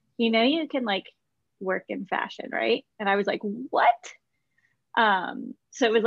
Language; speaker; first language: English; native; English